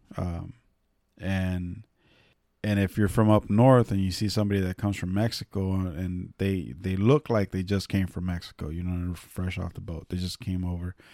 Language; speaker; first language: English; early bilingual, other home language; Spanish